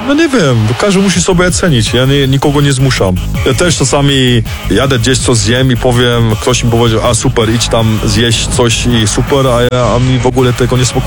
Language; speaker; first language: Polish; early bilingual, heritage; Polish